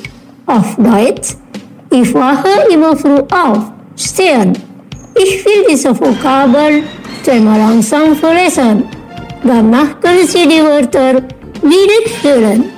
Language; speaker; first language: German; non-native, fluent; Indonesian